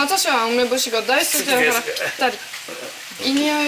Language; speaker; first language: Japanese; non-native, learner; French